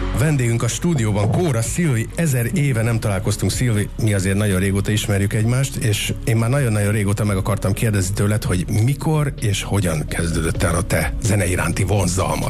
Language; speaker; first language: Hungarian; native; Hungarian